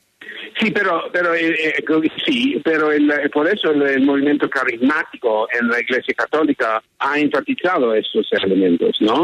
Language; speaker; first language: Spanish; early bilingual, heritage; English